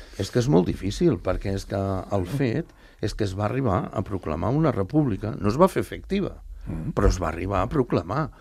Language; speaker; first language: Catalan; native; Catalan